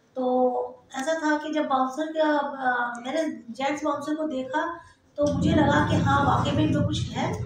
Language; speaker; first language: Hindi; native; Hindi